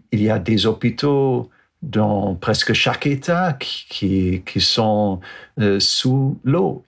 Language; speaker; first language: French; non-native, fluent; English